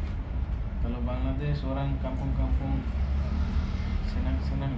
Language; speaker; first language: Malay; non-native, learner; Bangla